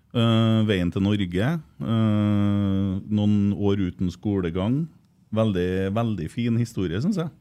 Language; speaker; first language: Norwegian; native; Norwegian